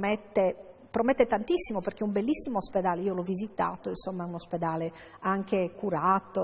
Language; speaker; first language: Italian; native; Italian